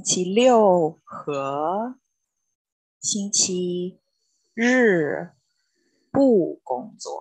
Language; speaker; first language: Chinese; non-native, learner; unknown